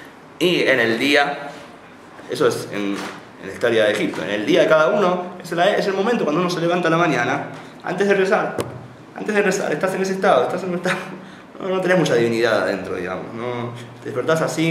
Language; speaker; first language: Spanish; native; Spanish